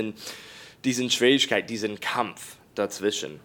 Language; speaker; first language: German; non-native, learner; English